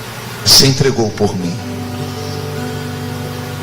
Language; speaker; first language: Portuguese; native; Portuguese